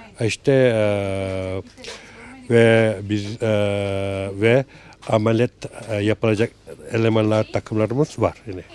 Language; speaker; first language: Turkish; non-native, learner; Malay